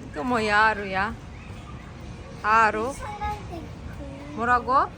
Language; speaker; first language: Korean; non-native, learner; Kazakh